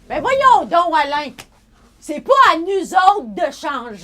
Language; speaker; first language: French; native; French